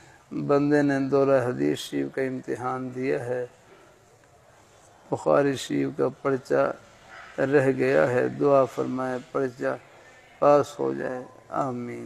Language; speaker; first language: Urdu; native; Urdu